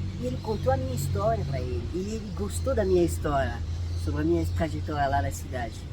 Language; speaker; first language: Portuguese; non-native, fluent; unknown